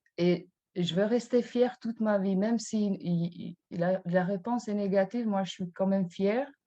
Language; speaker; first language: French; non-native, fluent; Albanian